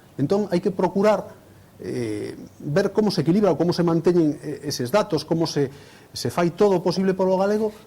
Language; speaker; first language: Galician; non-native, local second language; Spanish